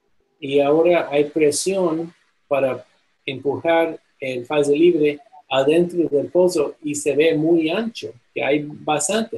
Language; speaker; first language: Spanish; non-native, fluent; English